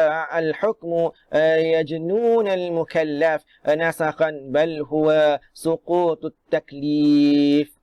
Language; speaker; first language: Arabic; non-native, fluent; Malay